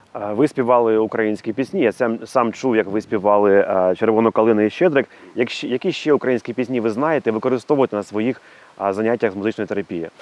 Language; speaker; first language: Ukrainian; native; Ukrainian